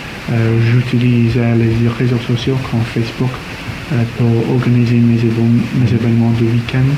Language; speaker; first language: French; non-native, learner; English